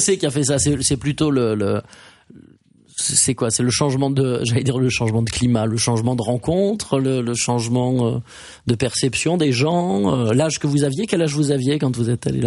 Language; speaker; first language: French; native; French